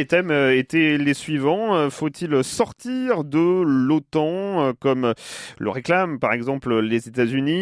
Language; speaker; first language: French; native; French